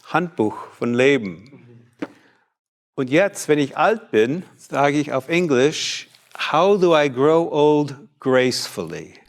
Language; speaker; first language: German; non-native, fluent; English